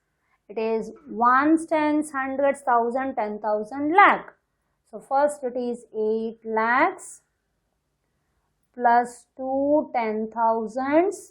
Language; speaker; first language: English; non-native, local second language; Hindi